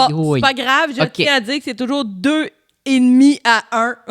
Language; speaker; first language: French; native; French